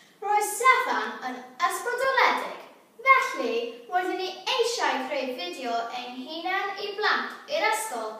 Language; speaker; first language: Welsh; non-native, local second language; English